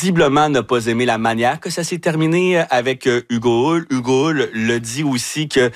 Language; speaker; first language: French; native; French